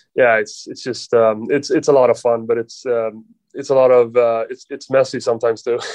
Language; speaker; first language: English; non-native, fluent; Swedish